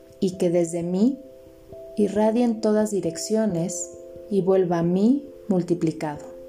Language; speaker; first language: Spanish; native; Spanish